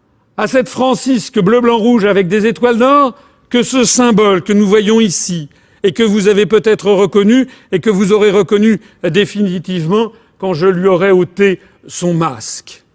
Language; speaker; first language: French; native; French